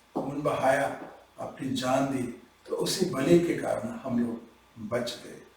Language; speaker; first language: Hindi; non-native, local second language; Punjabi